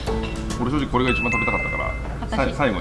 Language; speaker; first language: Japanese; native; Japanese